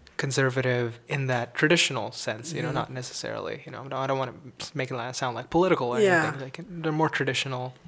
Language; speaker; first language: English; non-native, local second language; Tamil